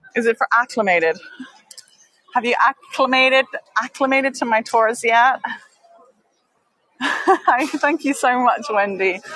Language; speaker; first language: English; native; English